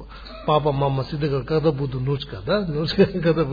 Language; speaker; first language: Russian; non-native, learner; Tibetan